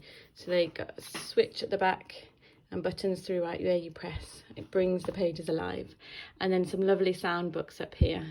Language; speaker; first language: English; native; English